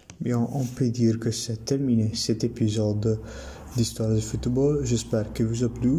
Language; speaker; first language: French; non-native, learner; Italian